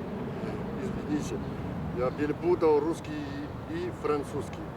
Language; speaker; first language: Russian; non-native, fluent; Chinese